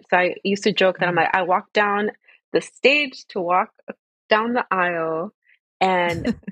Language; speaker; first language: English; early bilingual, other home language; Spanish